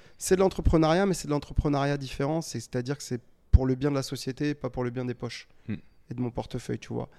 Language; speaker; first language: French; native; French